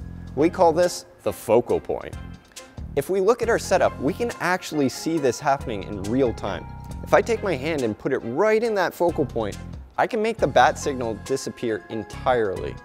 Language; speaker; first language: English; native; English